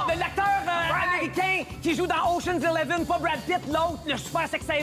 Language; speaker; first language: French; native; French